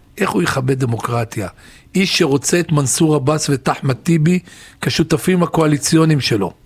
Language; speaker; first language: Hebrew; native; Hebrew